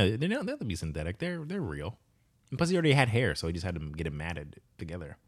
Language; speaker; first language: English; native; English